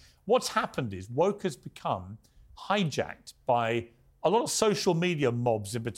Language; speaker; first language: English; native; English